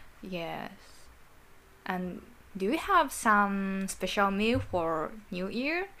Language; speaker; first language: English; non-native, learner; Japanese